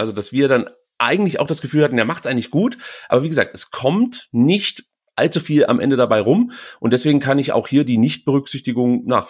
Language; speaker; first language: German; native; German